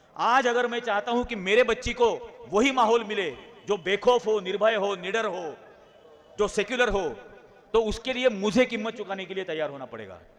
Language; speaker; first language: Hindi; non-native, local second language; Marathi